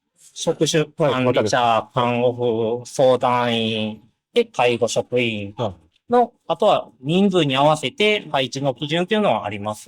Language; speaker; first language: Japanese; native; Japanese